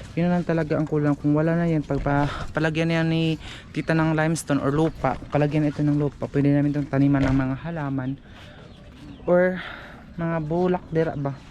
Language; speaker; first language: Filipino; non-native, local second language; Cebuano